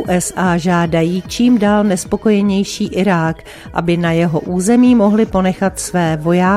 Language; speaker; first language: Czech; native; Czech